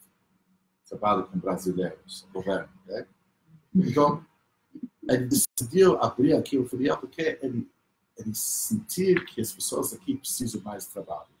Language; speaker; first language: Portuguese; non-native, fluent; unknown